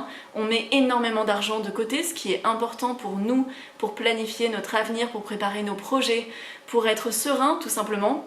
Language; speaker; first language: French; native; French